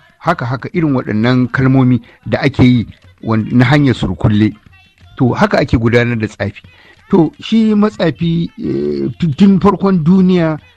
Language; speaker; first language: Hausa; native; Hausa